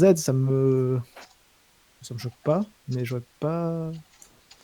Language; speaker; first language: French; native; French